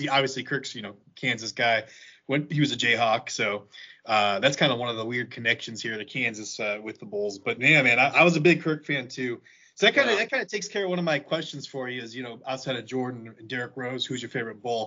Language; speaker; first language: English; native; English